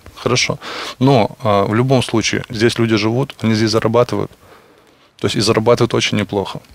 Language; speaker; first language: Russian; native; Russian